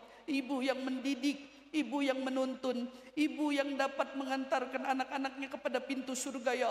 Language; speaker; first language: Indonesian; native; Indonesian